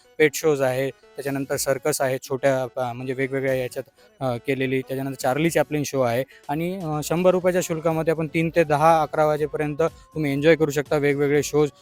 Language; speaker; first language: Marathi; native; Marathi